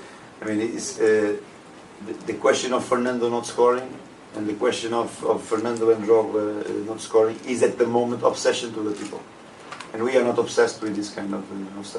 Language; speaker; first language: English; non-native, fluent; Portuguese